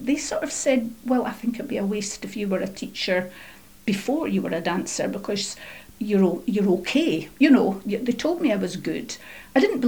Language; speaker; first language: English; native; English